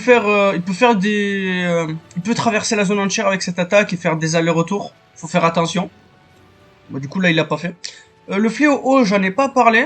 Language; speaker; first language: French; native; French